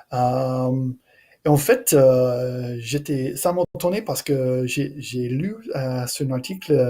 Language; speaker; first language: French; non-native, learner; English